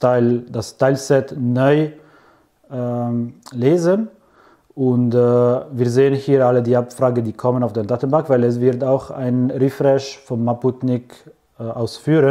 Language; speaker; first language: German; non-native, fluent; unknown